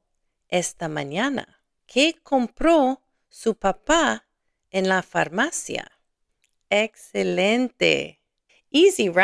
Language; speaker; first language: Spanish; non-native, fluent; English